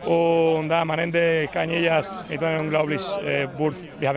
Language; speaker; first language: German; non-native, learner; Spanish